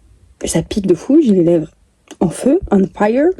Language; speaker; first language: French; native; French